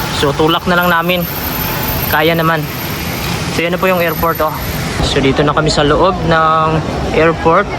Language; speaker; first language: Filipino; non-native, local second language; Cebuano